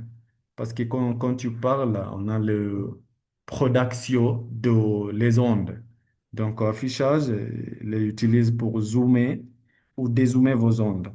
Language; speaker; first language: French; non-native, learner; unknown